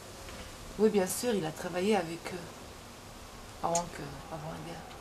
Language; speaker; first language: French; non-native, fluent; Bosnian